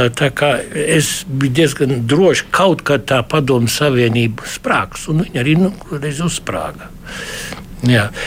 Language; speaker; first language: Latvian; early bilingual, heritage; Latvian